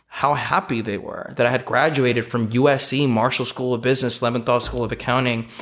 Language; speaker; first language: English; native; English